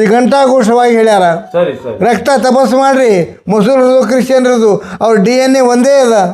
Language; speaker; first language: Kannada; native; Kannada